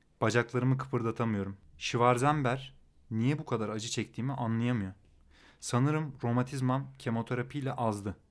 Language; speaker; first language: Turkish; native; Turkish